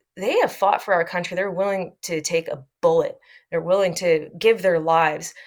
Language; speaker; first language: English; native; English